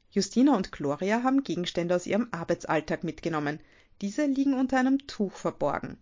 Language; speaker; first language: German; native; German